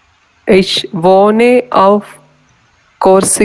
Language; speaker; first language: German; non-native, learner; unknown